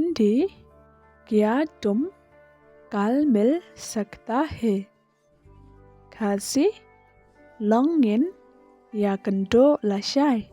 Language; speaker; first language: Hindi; non-native, learner; Khasi